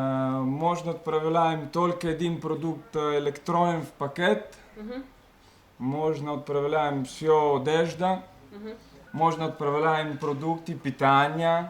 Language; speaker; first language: Russian; non-native, learner; Italian